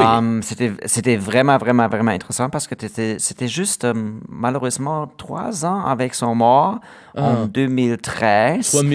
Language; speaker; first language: French; non-native, learner; German